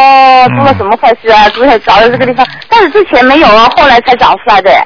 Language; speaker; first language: Chinese; native; Chinese